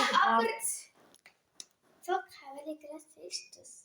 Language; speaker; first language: German; early bilingual, other home language; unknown